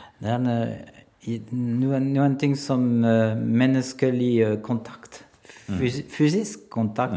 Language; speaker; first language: Norwegian; non-native, learner; French